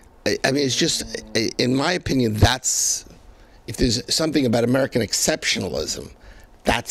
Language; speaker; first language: English; native; English